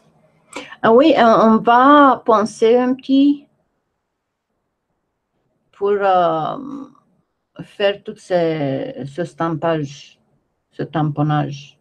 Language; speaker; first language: French; non-native, fluent; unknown